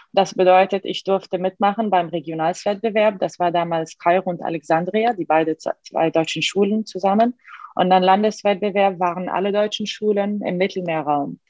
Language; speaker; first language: German; non-native, fluent; Arabic